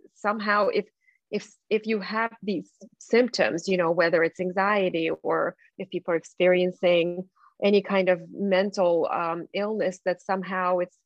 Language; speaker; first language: English; non-native, fluent; Russian